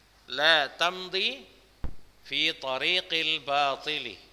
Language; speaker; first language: Arabic; non-native, fluent; Indonesian